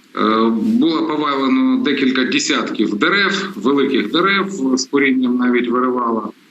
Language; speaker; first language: Ukrainian; non-native, local second language; Russian